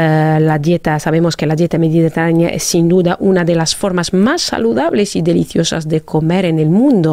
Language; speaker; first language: Spanish; non-native, fluent; Arabic